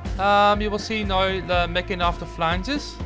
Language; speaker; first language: English; native; English